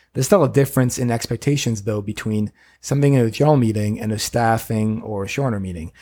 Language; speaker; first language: English; non-native, fluent; French